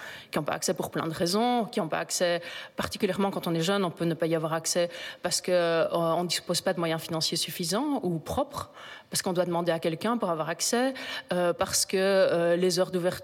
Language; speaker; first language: French; native; French